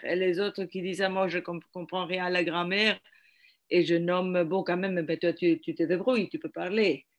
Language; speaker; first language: French; non-native, fluent; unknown